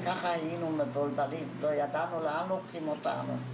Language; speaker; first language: Hebrew; non-native, fluent; Hungarian